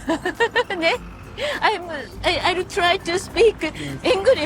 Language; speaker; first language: English; non-native, learner; Japanese